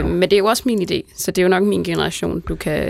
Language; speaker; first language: Danish; native; Danish